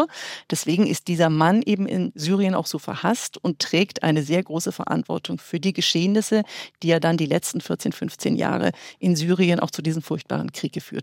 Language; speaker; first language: German; native; German